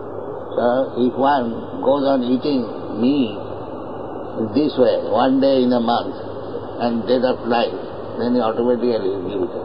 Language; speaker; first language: English; non-native, local second language; Bangla